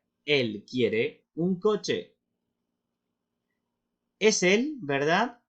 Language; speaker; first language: Spanish; non-native, fluent; Urdu